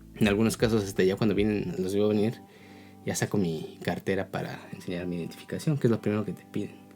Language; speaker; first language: Spanish; native; Spanish